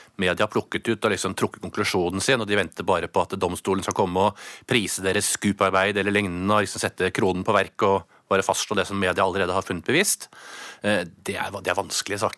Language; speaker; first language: Norwegian; native; Norwegian